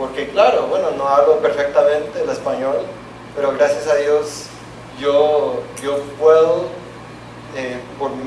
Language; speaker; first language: Spanish; non-native, fluent; English